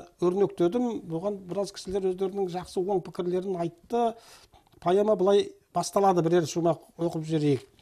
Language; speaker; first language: Kazakh; native; Kazakh